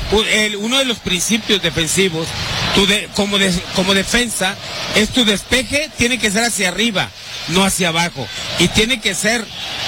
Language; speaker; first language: Spanish; native; Spanish